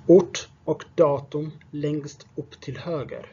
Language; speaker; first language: Swedish; non-native, fluent; Tigrinya